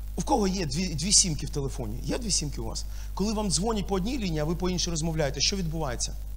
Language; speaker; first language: Ukrainian; non-native, local second language; Russian